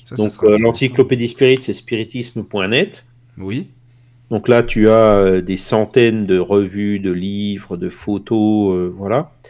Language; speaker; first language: French; native; French